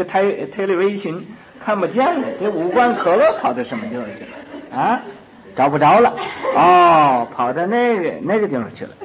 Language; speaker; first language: Chinese; native; Chinese